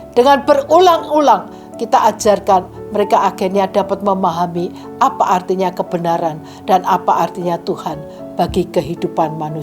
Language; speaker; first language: Indonesian; native; Indonesian